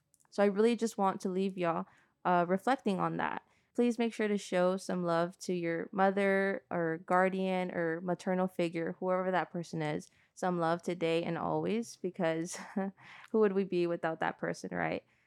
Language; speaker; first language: English; early bilingual, other home language; Spanish